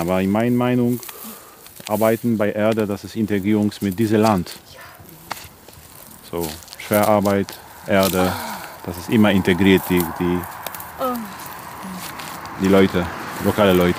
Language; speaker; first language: German; non-native, learner; Polish